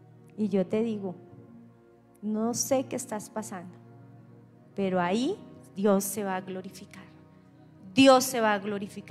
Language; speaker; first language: Spanish; native; Spanish